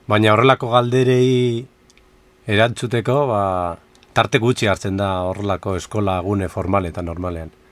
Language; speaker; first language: Basque; native; Basque